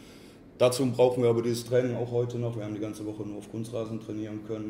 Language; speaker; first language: German; native; German